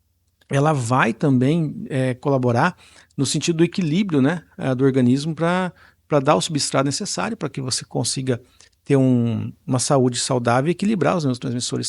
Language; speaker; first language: Portuguese; native; Portuguese